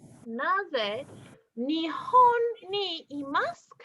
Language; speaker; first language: Japanese; non-native, fluent; English